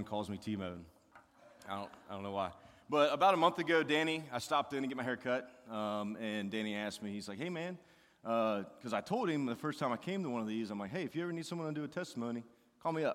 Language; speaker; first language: English; native; English